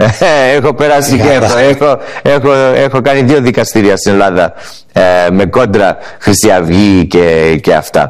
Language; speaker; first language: Greek; early bilingual, heritage; English